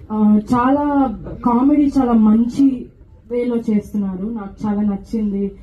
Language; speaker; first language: Telugu; non-native, fluent; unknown